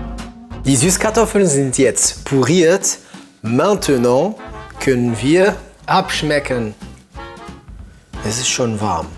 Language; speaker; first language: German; non-native, fluent; French